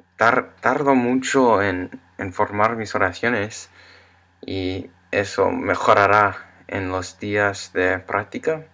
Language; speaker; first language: Spanish; non-native, learner; English